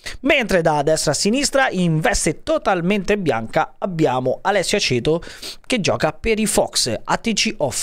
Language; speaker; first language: Italian; native; Italian